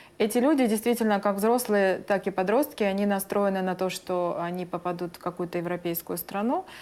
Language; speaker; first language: Russian; native; Russian